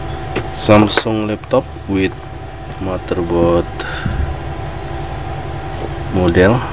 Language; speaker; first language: English; non-native, learner; Indonesian